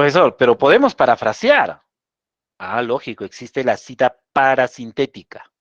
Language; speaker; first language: Spanish; native; Spanish